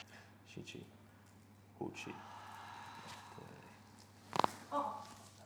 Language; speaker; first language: Chinese; non-native, learner; English